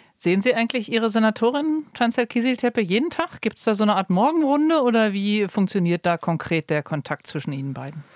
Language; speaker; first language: German; native; German